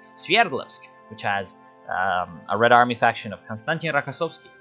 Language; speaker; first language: English; native; English